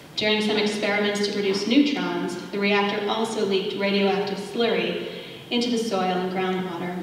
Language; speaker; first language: English; native; English